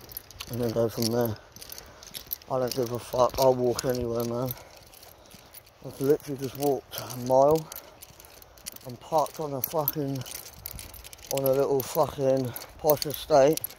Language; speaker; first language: English; native; English